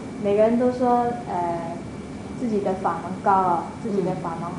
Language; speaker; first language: Chinese; native; Chinese